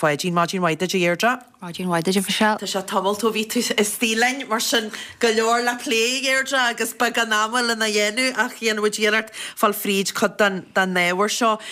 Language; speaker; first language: Irish; native; Irish